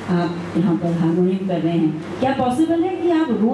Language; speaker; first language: Hindi; native; Hindi